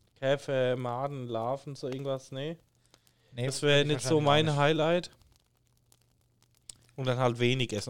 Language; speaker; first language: German; native; German